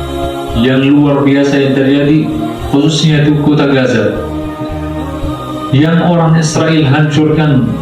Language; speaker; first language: Indonesian; non-native, fluent; Arabic